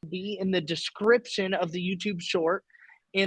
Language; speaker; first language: English; native; English